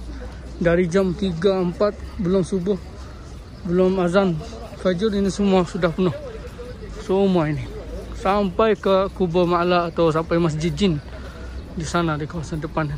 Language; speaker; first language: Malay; early bilingual, heritage; Malay